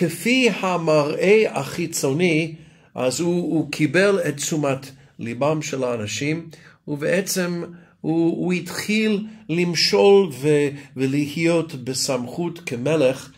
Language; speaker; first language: Hebrew; non-native, fluent; English